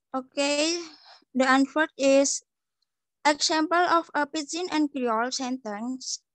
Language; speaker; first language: English; non-native, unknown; Indonesian